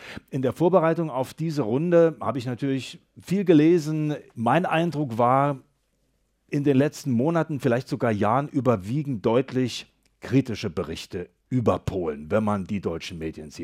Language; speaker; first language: German; native; German